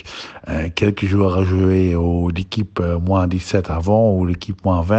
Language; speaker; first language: French; non-native, learner; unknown